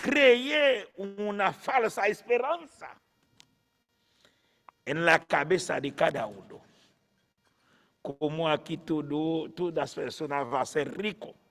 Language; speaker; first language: Spanish; non-native, fluent; Haitian Creole